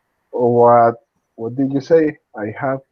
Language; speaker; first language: English; non-native, fluent; Spanish